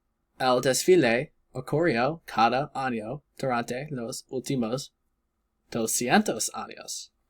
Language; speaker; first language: Spanish; non-native, learner; English